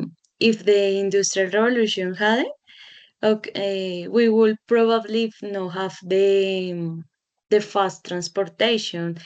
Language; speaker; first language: English; non-native, learner; Spanish